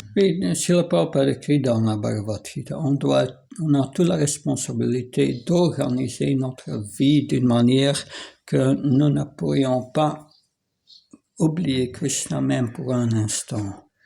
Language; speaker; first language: French; non-native, fluent; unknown